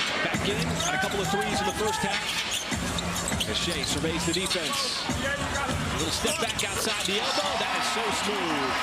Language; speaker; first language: English; native; English